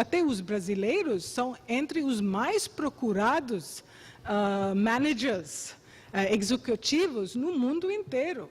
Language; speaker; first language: Portuguese; non-native, fluent; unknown